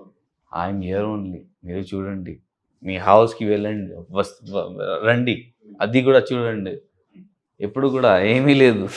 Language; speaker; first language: Telugu; non-native, learner; Urdu